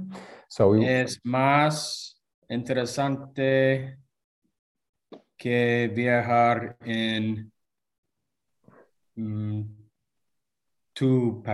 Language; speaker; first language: Spanish; non-native, learner; English